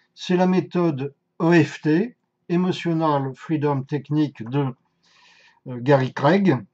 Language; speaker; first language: French; native; French